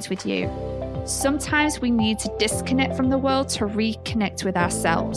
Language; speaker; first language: English; native; English